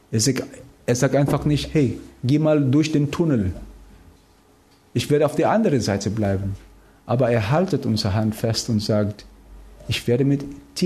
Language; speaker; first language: German; non-native, fluent; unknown